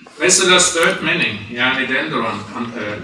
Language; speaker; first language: Turkish; non-native, fluent; German